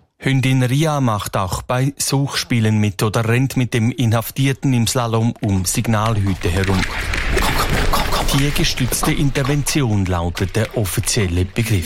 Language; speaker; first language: German; native; German